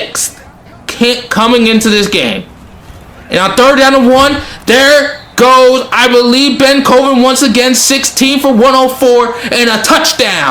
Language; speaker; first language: English; native; English